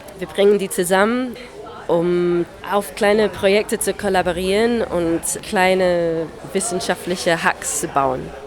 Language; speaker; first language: German; non-native, fluent; English